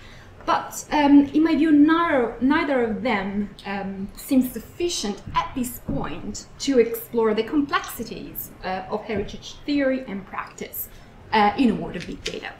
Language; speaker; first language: English; non-native, fluent; Italian